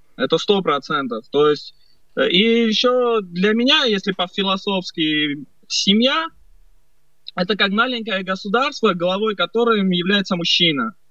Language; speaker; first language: Russian; early bilingual, other home language; Armenian